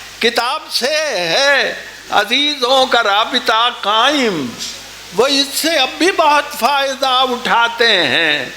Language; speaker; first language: Urdu; non-native, local second language; Punjabi